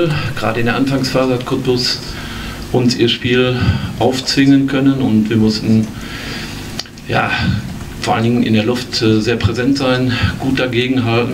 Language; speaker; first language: German; native; German